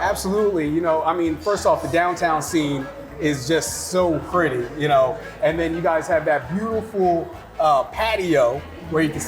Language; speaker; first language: English; native; English